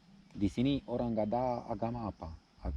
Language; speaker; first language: Indonesian; non-native, learner; Romanian